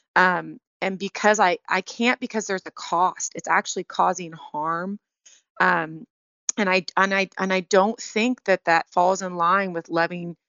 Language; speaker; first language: English; native; English